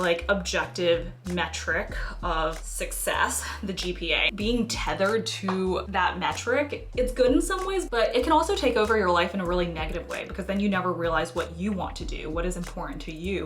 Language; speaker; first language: English; early bilingual, other home language; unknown